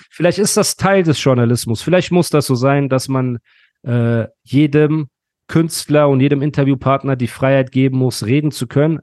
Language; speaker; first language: German; early bilingual, other home language; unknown